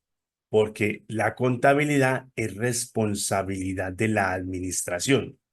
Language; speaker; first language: Spanish; native; Spanish